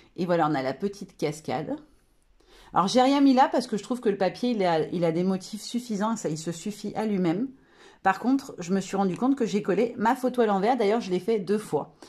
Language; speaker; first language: French; native; French